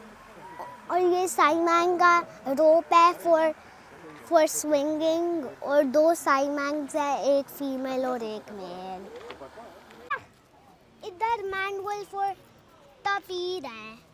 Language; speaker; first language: Hindi; early bilingual, heritage; Urdu